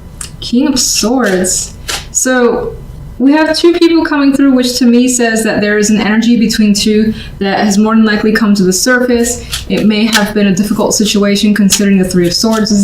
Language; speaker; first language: English; native; English